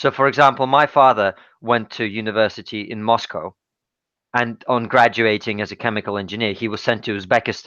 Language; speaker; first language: English; non-native, fluent; Russian